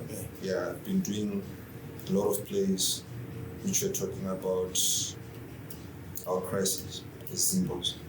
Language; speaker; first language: English; non-native, local second language; Shona